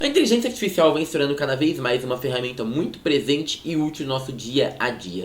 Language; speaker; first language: Portuguese; native; Portuguese